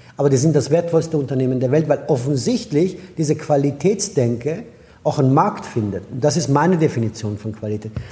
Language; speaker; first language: German; non-native, fluent; Persian